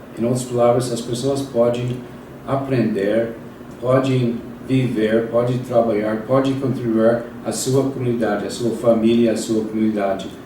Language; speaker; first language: Portuguese; non-native, fluent; English